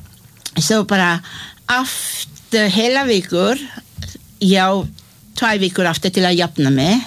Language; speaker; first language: Icelandic; non-native, learner; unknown